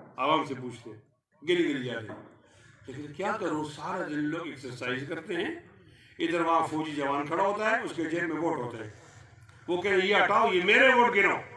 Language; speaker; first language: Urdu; non-native, local second language; Pashto